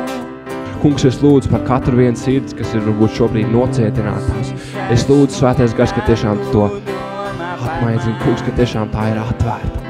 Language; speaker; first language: Latvian; native; Latvian